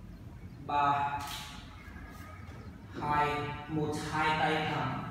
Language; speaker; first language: Vietnamese; non-native, learner; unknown